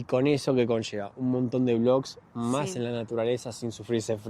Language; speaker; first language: Spanish; native; Spanish